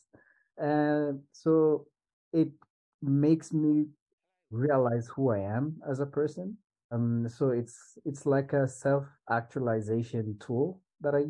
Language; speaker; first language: English; non-native, local second language; Swahili